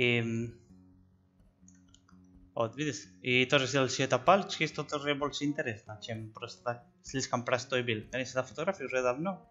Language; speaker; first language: Russian; non-native, learner; Spanish